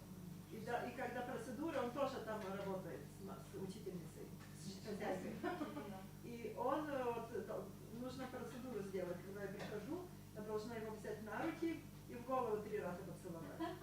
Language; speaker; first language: Russian; non-native, local second language; Lithuanian